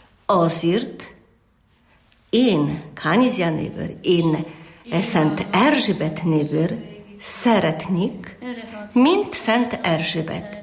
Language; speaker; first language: Hungarian; non-native, learner; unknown